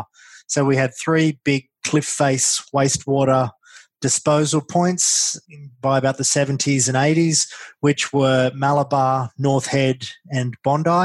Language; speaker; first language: English; native; English